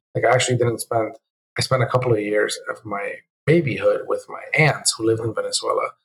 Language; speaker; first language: English; early bilingual, other home language; Spanish